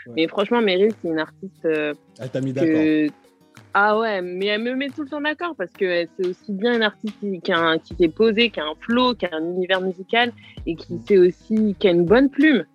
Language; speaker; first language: French; native; French